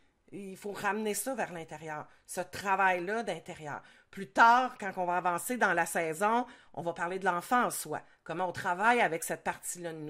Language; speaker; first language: French; native; French